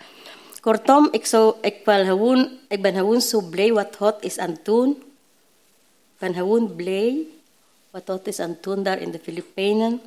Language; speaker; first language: Dutch; non-native, learner; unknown